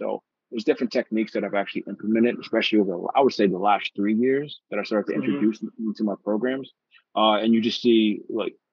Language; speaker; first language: English; native; English